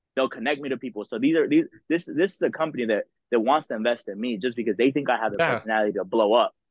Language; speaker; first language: English; native; English